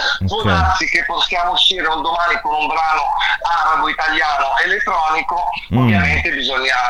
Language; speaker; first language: Italian; non-native, fluent; Arabic